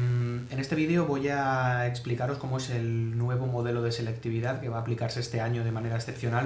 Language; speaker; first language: Spanish; native; Spanish